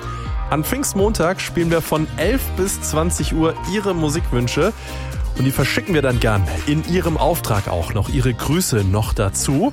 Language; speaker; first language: German; native; German